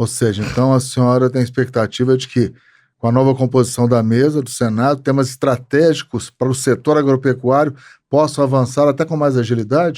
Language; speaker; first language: Portuguese; native; Portuguese